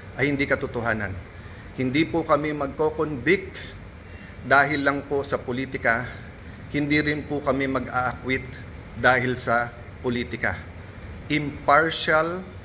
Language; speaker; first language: Filipino; native; Filipino